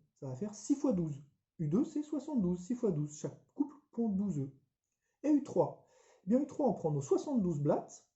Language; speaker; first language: French; native; French